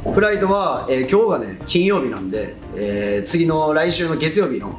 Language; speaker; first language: Japanese; native; Japanese